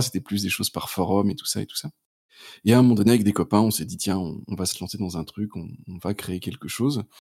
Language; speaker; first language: French; native; French